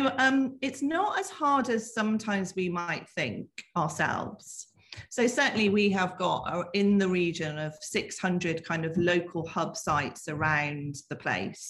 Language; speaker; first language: English; native; English